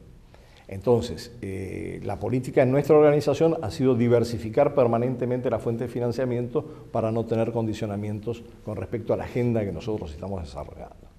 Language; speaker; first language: Spanish; native; Spanish